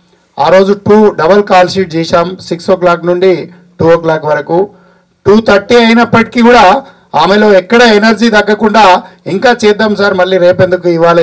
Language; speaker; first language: Telugu; native; Telugu